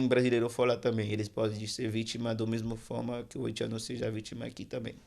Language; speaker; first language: Portuguese; non-native, fluent; Haitian Creole